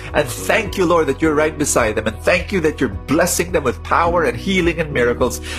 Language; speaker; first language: English; non-native, local second language; Filipino